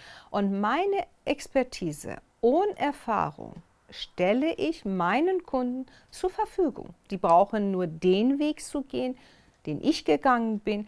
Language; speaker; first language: German; non-native, fluent; Persian